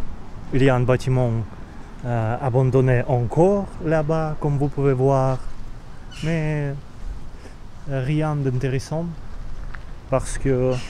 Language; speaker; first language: French; non-native, learner; Russian